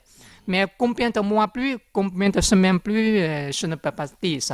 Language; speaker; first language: French; non-native, learner; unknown